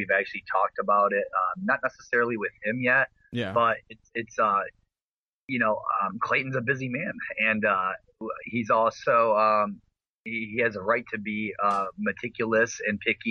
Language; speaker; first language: English; native; English